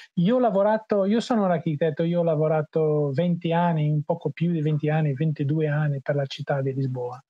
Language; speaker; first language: Italian; non-native, learner; Portuguese